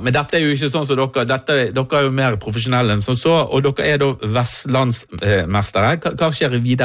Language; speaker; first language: Norwegian; native; Norwegian